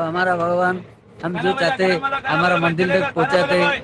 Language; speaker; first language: Hindi; non-native, local second language; Odia